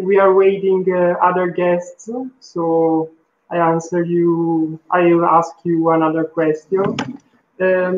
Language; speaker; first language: English; non-native, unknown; Italian